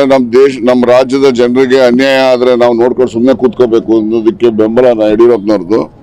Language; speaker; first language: Kannada; native; Kannada